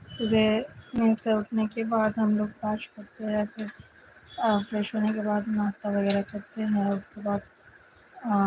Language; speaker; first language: Hindi; non-native, local second language; Bangla